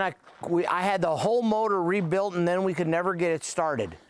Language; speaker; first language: English; native; English